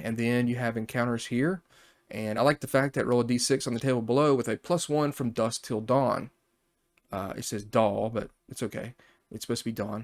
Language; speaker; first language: English; native; English